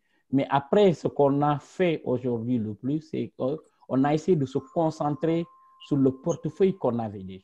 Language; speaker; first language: French; non-native, local second language; Wolof